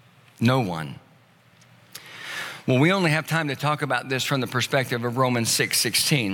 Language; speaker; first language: English; native; English